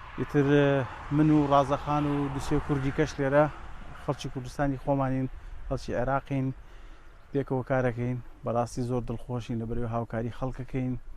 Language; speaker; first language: Central Kurdish; native; Central Kurdish